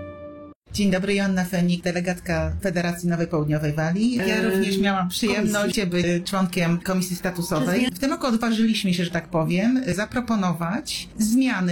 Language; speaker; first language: Polish; native; Polish